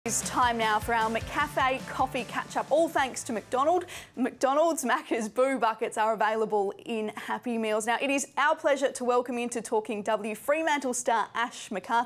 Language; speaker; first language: English; native; English